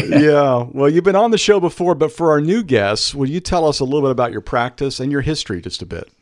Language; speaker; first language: English; native; English